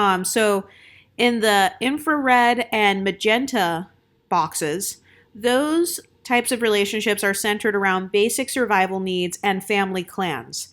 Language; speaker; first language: English; native; English